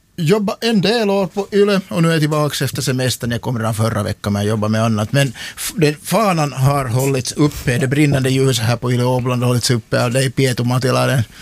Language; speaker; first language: Swedish; native; Swedish